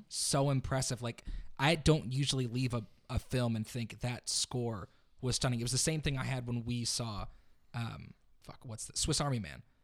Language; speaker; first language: English; native; English